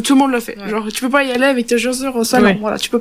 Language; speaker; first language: French; non-native, learner; Turkish